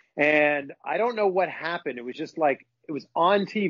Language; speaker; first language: English; native; English